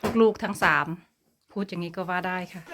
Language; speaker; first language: Thai; native; Thai